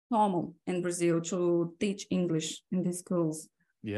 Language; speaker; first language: English; non-native, fluent; Portuguese